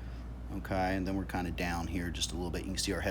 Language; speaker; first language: English; native; English